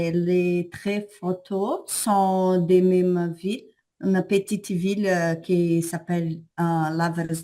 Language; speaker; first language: French; non-native, learner; Portuguese